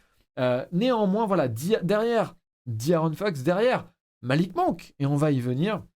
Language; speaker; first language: French; native; French